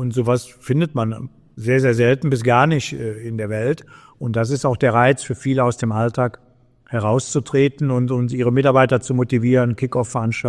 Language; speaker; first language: German; native; German